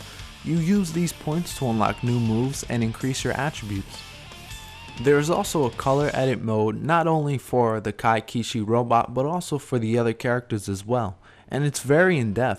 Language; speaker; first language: English; native; English